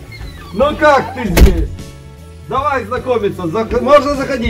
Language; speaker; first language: Russian; native; Russian